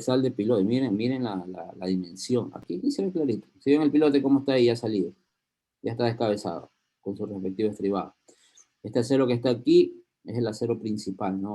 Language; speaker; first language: Spanish; native; Spanish